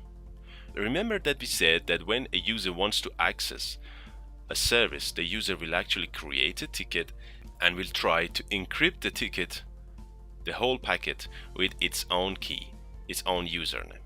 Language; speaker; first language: English; non-native, fluent; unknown